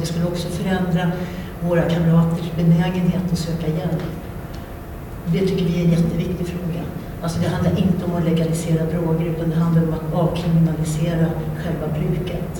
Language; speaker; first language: Swedish; native; Swedish